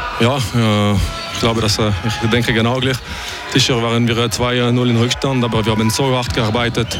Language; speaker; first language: German; non-native, local second language; French